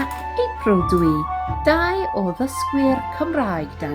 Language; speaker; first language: Welsh; non-native, fluent; English